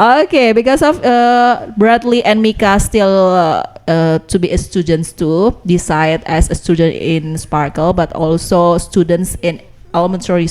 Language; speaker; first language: English; non-native, learner; Indonesian